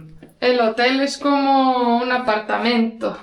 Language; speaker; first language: Spanish; non-native, fluent; Portuguese